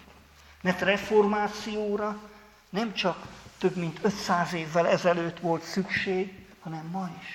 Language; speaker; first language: Hungarian; native; Hungarian